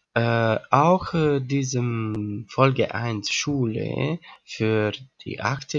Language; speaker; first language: German; non-native, learner; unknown